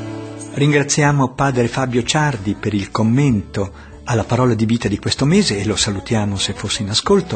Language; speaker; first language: Italian; native; Italian